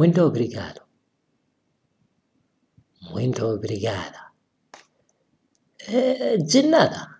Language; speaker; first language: Portuguese; non-native, learner; French